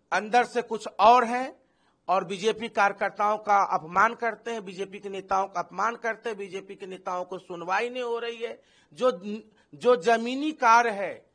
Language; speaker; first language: Hindi; native; Hindi